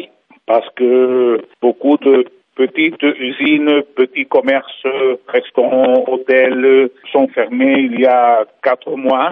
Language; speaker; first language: French; non-native, fluent; Spanish